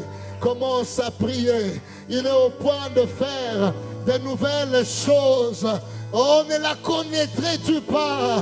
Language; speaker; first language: French; non-native, local second language; Lingala